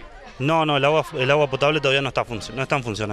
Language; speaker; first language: Spanish; native; Spanish